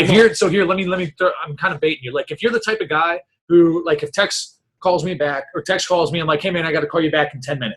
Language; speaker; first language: English; native; English